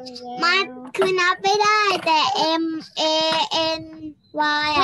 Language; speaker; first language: English; non-native, learner; Thai